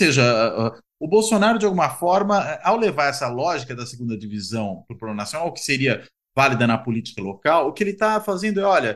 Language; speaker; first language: Portuguese; native; Portuguese